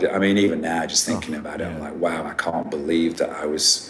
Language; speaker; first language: English; native; English